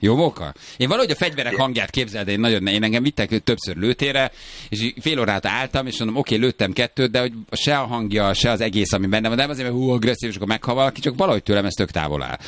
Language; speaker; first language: Hungarian; native; Hungarian